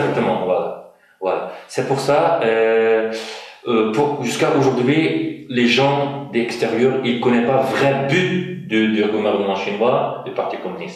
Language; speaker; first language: French; non-native, fluent; Uyghur